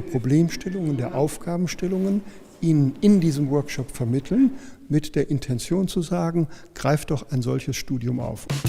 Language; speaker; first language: German; native; German